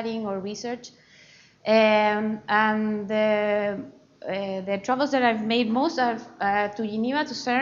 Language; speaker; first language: English; non-native, fluent; Spanish